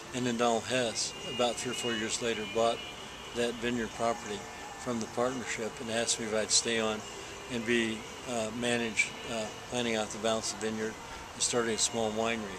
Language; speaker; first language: English; native; English